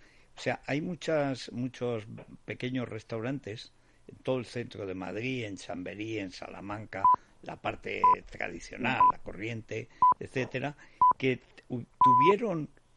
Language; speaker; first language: Spanish; native; Spanish